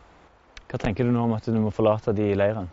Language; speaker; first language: Norwegian; native; Norwegian